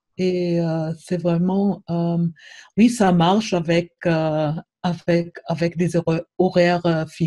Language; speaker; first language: French; non-native, fluent; German